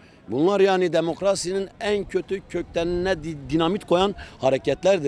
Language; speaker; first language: Turkish; native; Turkish